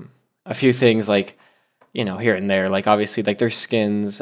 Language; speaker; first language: English; native; English